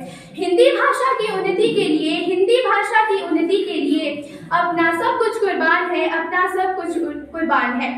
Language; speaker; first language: Hindi; native; Hindi